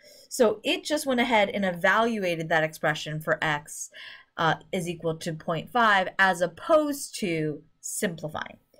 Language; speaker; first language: English; native; English